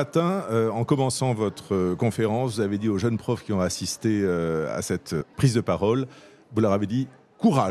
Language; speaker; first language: French; native; French